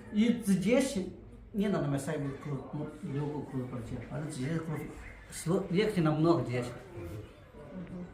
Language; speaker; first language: Russian; non-native, learner; Chinese